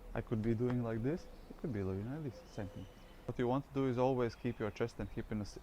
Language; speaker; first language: English; non-native, fluent; Latvian